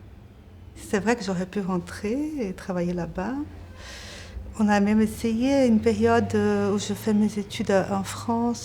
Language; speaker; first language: French; non-native, fluent; Portuguese